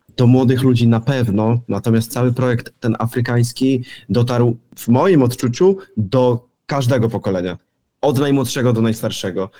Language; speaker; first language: Polish; native; Polish